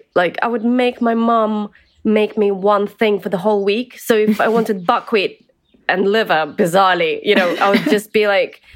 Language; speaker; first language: English; early bilingual, other home language; Ukrainian